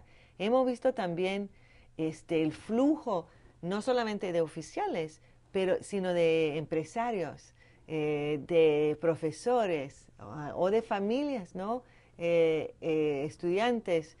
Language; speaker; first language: Spanish; non-native, fluent; English